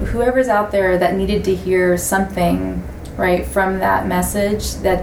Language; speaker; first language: English; native; English